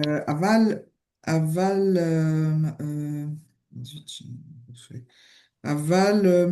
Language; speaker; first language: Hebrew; non-native, learner; French